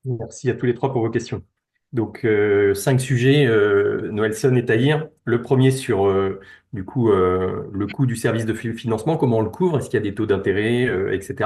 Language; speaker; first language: French; native; French